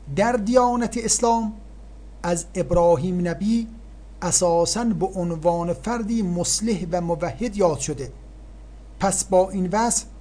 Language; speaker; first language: Persian; native; Persian